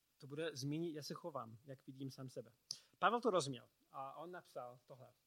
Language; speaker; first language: Czech; non-native, learner; English